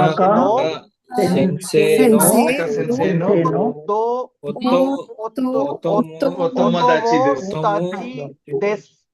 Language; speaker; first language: Japanese; non-native, learner; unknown